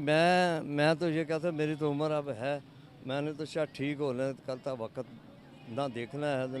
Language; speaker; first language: Hindi; non-native, local second language; Punjabi